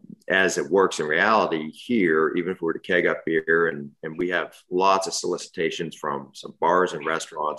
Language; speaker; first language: English; native; English